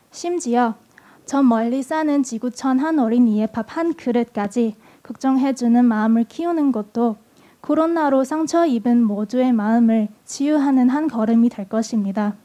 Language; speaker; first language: Korean; non-native, fluent; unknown